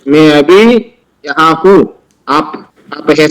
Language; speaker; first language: Hindi; non-native, learner; Telugu